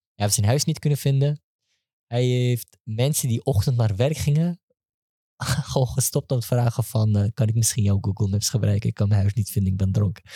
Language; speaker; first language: Dutch; early bilingual, other home language; Turkish